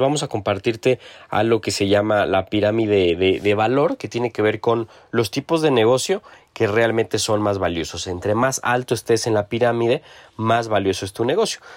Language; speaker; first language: Spanish; native; Spanish